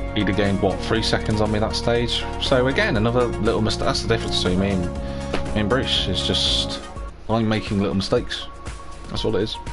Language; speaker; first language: English; native; English